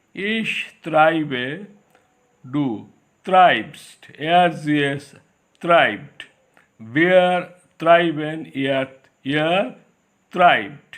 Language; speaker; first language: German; non-native, fluent; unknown